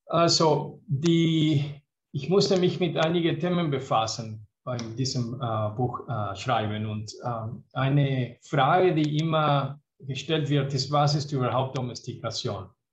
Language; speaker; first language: German; non-native, fluent; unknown